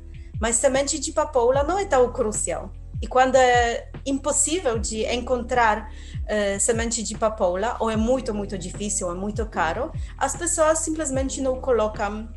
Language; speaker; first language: Portuguese; non-native, fluent; Polish